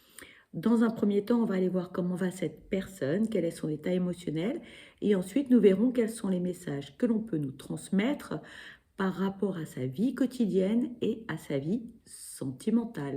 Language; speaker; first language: French; native; French